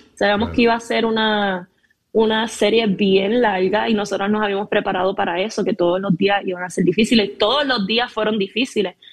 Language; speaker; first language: Spanish; native; Spanish